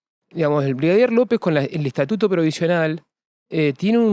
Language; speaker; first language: Spanish; native; Spanish